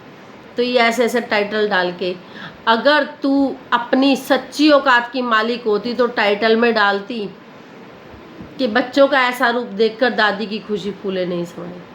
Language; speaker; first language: Hindi; native; Hindi